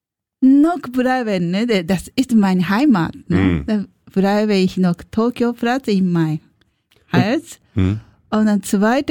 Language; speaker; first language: German; non-native, learner; Japanese